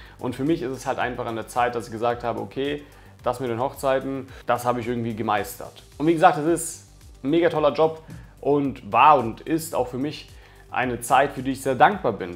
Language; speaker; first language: German; native; German